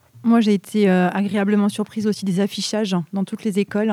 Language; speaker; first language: French; native; French